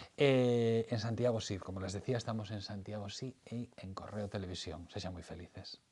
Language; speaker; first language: Spanish; native; Spanish